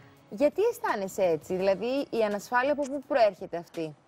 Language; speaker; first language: Greek; native; Greek